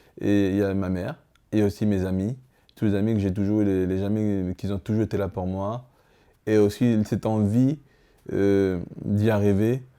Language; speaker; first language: French; early bilingual, other home language; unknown